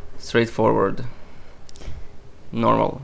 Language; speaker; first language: English; non-native, fluent; Croatian